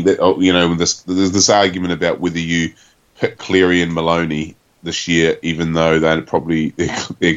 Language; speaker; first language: English; native; English